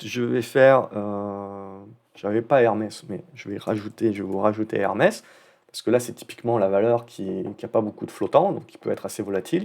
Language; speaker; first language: French; native; French